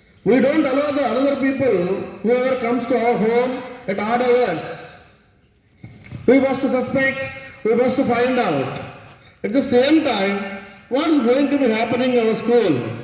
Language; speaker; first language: English; non-native, local second language; Telugu